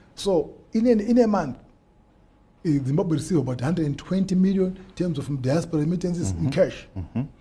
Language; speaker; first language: English; non-native, local second language; Shona